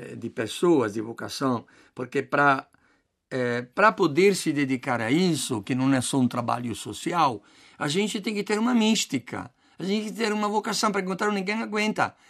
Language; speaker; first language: Portuguese; non-native, fluent; Italian